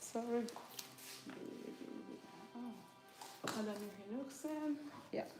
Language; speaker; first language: Dutch; non-native, learner; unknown